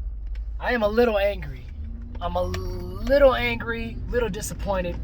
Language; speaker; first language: English; native; English